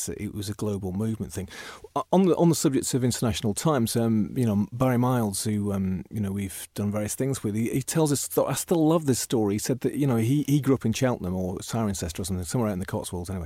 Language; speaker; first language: English; native; English